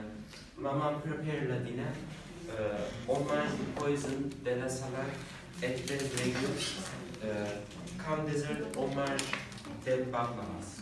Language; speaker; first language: French; non-native, learner; Turkish